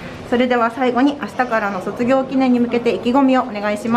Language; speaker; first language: Japanese; native; Japanese